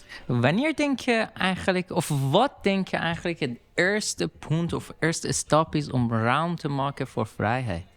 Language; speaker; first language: Dutch; non-native, learner; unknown